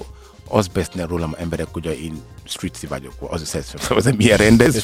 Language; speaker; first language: Hungarian; non-native, learner; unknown